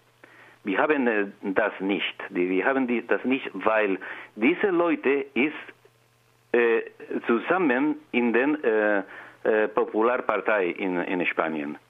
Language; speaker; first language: German; non-native, learner; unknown